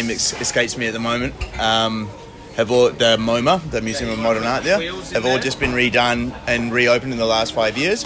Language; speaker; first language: English; native; English